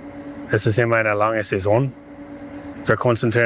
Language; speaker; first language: German; non-native, learner; English